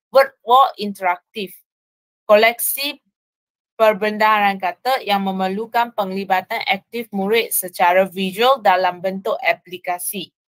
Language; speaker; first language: Malay; non-native, local second language; Chinese